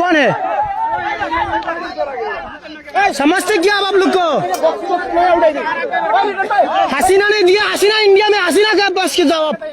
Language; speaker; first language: Hindi; non-native, learner; Bangla